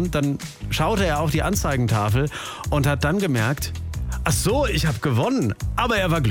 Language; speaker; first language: German; native; German